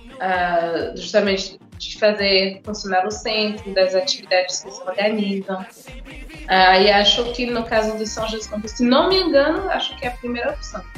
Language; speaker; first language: Portuguese; non-native, fluent; English